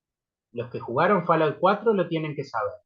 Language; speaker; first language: Spanish; native; Spanish